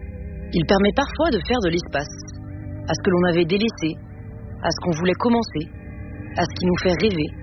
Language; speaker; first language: French; native; French